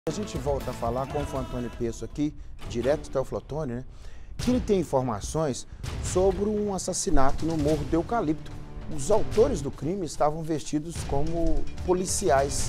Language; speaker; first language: Portuguese; native; Portuguese